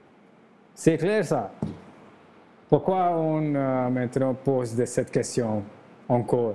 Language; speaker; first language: French; non-native, learner; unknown